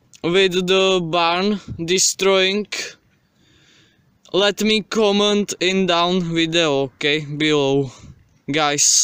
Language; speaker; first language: English; non-native, learner; Czech